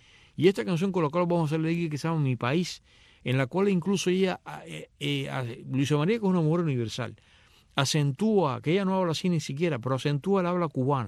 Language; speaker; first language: Spanish; native; Spanish